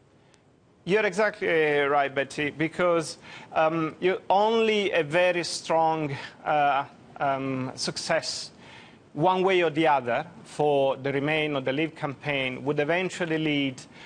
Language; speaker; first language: English; non-native, fluent; Italian